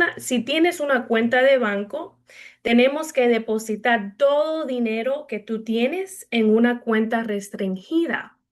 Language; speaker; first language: Spanish; early bilingual, heritage; Spanish